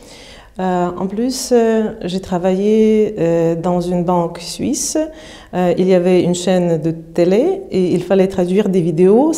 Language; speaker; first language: French; non-native, fluent; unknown